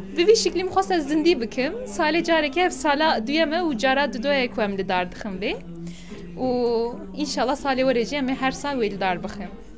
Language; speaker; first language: Kurdish; native; Kurdish